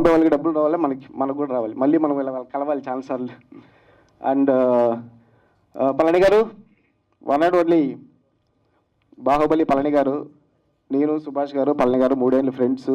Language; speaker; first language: Telugu; native; Telugu